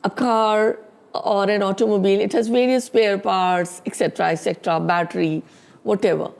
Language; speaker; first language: English; non-native, local second language; Urdu